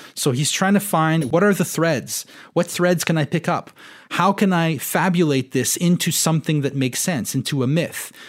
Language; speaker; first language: English; non-native, fluent; French